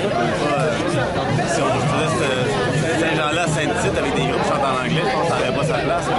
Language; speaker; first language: French; native; French